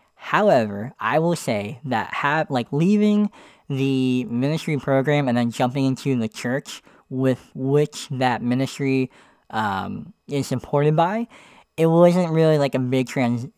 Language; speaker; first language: English; native; English